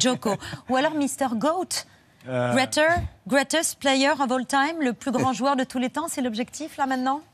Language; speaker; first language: French; native; French